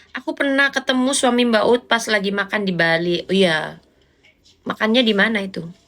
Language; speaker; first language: Indonesian; non-native, local second language; Javanese